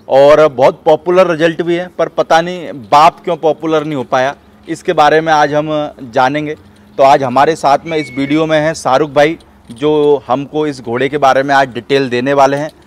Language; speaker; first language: Hindi; native; Hindi